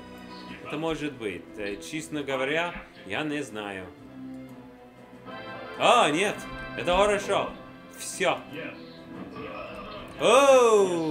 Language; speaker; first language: Russian; non-native, learner; English